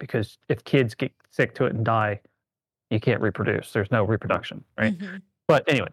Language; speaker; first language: English; native; English